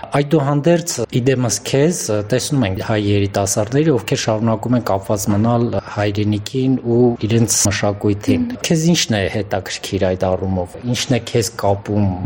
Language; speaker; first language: Armenian; native; Armenian